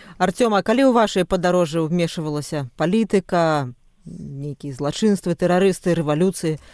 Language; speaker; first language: Belarusian; non-native, local second language; Russian